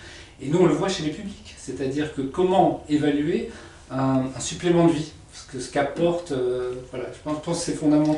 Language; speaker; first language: French; native; French